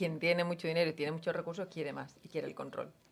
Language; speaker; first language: Spanish; native; Spanish